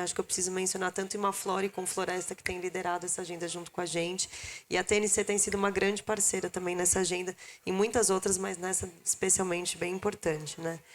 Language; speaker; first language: Portuguese; native; Portuguese